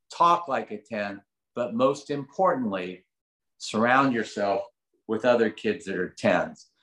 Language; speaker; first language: English; native; English